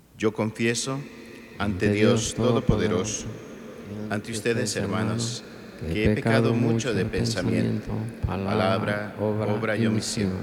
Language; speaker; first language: Spanish; native; Spanish